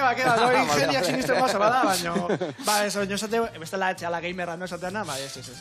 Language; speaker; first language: Basque; native; Basque